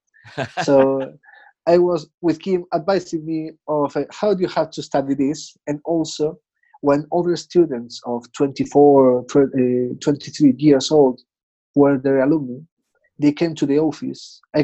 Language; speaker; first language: English; non-native, fluent; Spanish